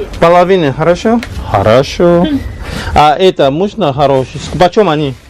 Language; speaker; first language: Russian; non-native, learner; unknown